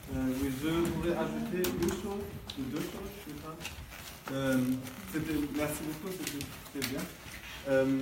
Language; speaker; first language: French; non-native, fluent; German